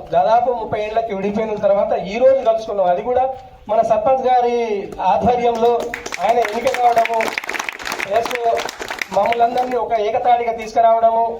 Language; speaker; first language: Telugu; non-native, local second language; Lambadi